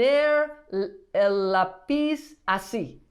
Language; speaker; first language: Spanish; non-native, learner; English